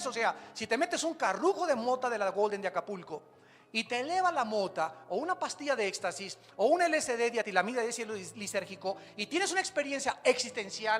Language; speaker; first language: Spanish; native; Spanish